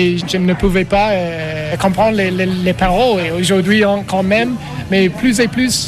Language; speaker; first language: French; non-native, learner; English